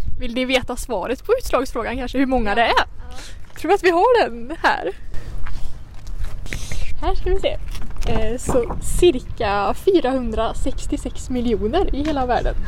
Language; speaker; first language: Swedish; native; Swedish